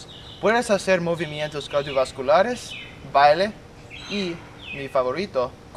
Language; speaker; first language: Spanish; non-native, learner; English